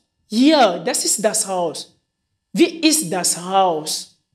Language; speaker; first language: German; non-native, fluent; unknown